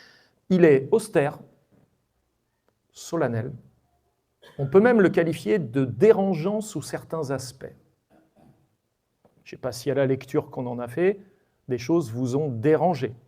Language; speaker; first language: French; native; French